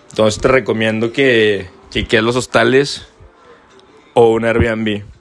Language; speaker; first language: Spanish; native; Spanish